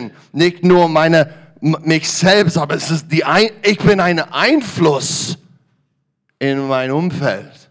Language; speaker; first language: German; non-native, learner; English